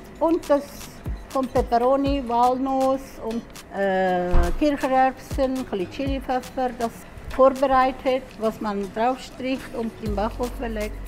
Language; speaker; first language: German; non-native, learner; Turkish